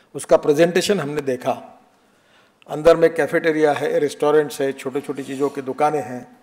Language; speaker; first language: Hindi; non-native, local second language; Marathi